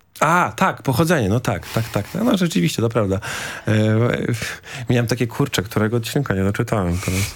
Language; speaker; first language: Polish; native; Polish